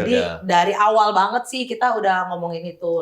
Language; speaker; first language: Indonesian; native; Indonesian